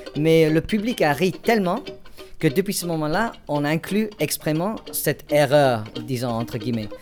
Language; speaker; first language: French; non-native, fluent; English